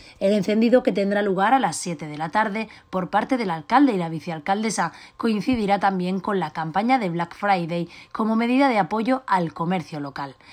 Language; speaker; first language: Spanish; native; Spanish